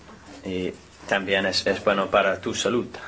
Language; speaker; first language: Spanish; non-native, learner; English